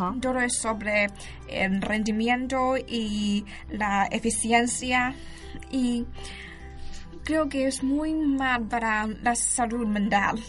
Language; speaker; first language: Spanish; non-native, learner; Chinese